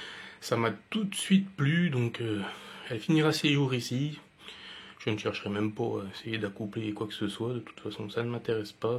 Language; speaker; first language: French; native; French